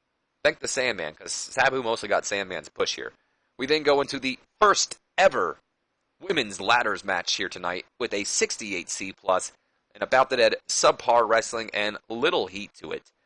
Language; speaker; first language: English; native; English